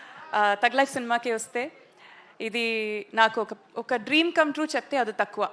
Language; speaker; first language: Telugu; non-native, local second language; Tamil